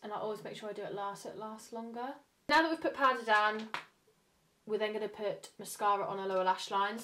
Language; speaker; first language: English; native; English